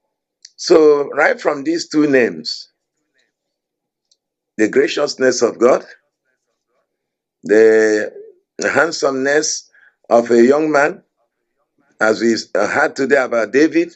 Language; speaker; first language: English; non-native, local second language; Igbo